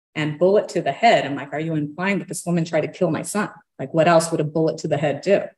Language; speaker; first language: English; early bilingual, other home language; Portuguese